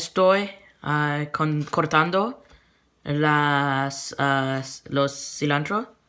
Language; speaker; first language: Spanish; non-native, learner; English